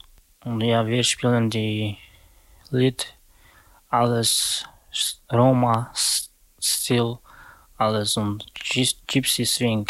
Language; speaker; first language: German; non-native, learner; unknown